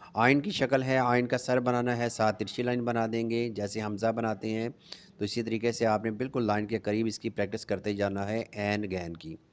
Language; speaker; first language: Urdu; non-native, local second language; Punjabi